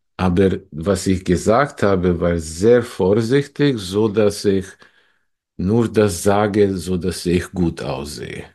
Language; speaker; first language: German; non-native, fluent; English